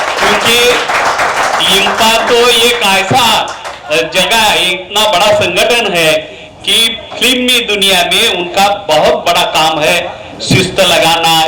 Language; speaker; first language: Hindi; non-native, local second language; Marathi